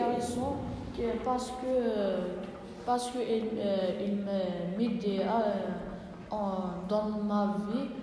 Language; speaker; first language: French; non-native, learner; Arabic